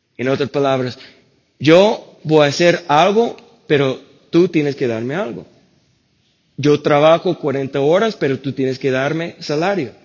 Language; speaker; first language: Spanish; non-native, fluent; English